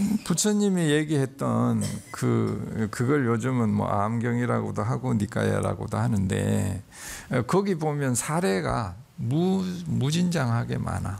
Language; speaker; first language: Korean; native; Korean